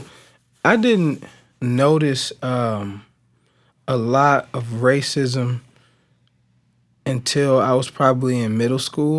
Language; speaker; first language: English; native; English